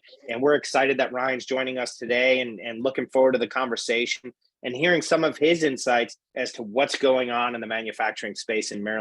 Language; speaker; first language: English; native; English